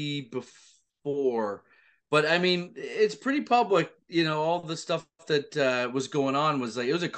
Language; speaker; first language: English; native; English